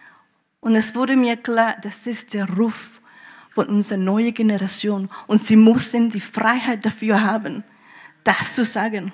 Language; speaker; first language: German; early bilingual, heritage; German